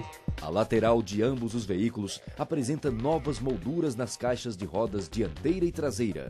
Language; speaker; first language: Portuguese; native; Portuguese